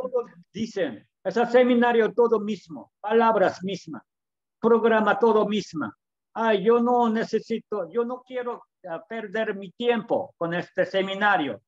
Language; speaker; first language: Spanish; non-native, learner; Korean